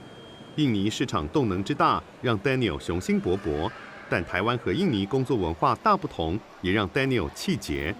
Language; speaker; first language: Chinese; native; Chinese